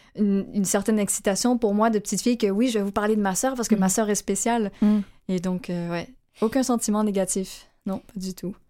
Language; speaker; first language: French; native; French